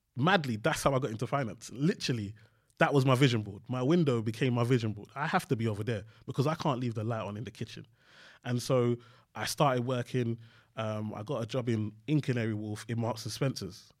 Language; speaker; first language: English; early bilingual, other home language; Yoruba